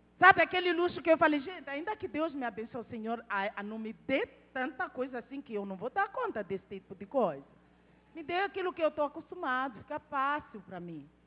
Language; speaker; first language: Portuguese; non-native, local second language; Tsonga